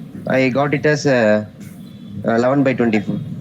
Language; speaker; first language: English; non-native, local second language; Tamil